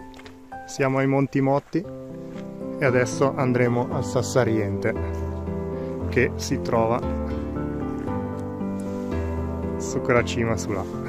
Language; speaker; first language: Italian; native; Italian